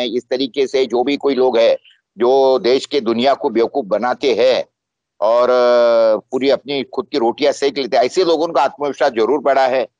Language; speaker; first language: Hindi; non-native, local second language; Marathi